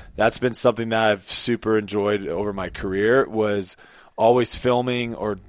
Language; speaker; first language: English; native; English